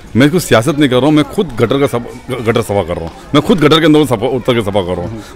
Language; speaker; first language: Hindi; non-native, local second language; Urdu